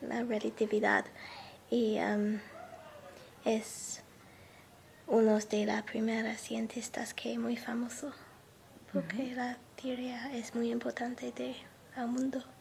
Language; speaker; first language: Spanish; non-native, learner; English